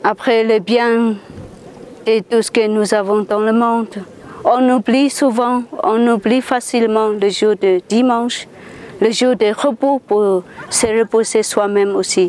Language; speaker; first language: French; non-native, fluent; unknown